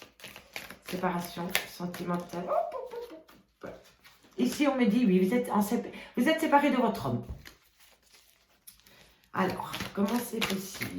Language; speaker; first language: French; native; French